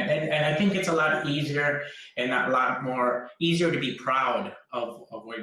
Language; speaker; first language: English; early bilingual, other home language; Spanish